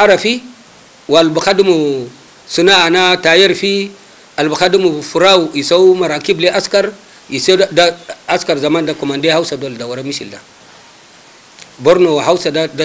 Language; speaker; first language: Arabic; non-native, local second language; Hausa